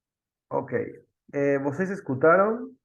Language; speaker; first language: Portuguese; non-native, fluent; Spanish